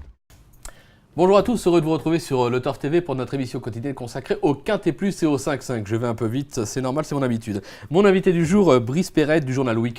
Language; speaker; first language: French; native; French